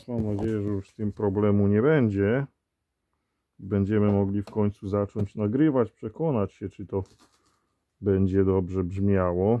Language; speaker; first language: Polish; native; Polish